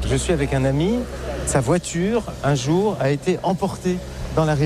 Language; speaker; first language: French; native; French